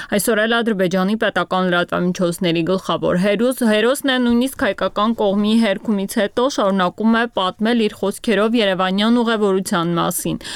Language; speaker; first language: Armenian; native; Armenian